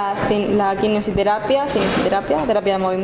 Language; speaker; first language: Spanish; native; Spanish